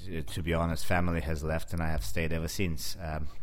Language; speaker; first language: English; non-native, fluent; Russian